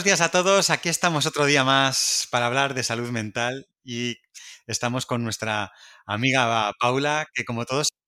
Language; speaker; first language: Spanish; native; Spanish